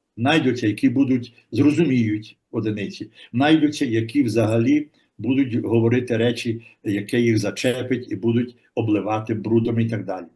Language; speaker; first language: Ukrainian; native; Ukrainian